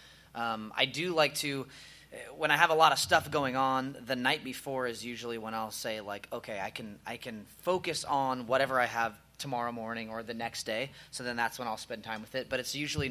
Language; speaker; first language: English; native; English